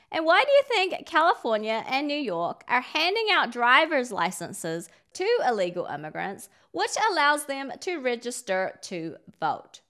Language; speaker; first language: English; native; English